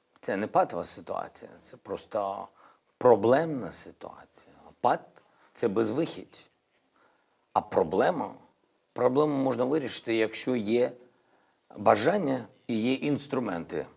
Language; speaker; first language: Ukrainian; non-native, local second language; Russian